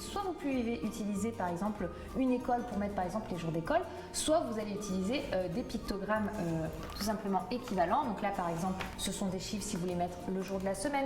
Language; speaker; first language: French; native; French